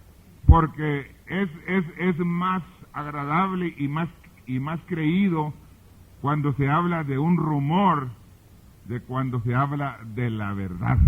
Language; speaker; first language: Spanish; early bilingual, heritage; Spanish